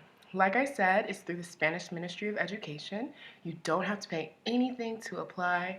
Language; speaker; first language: English; native; English